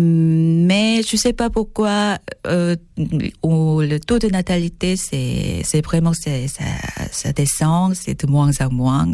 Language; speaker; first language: French; non-native, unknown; Korean